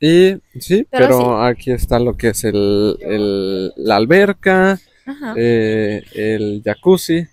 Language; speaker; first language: Spanish; native; Spanish